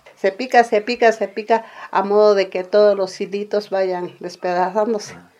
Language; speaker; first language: Spanish; native; Spanish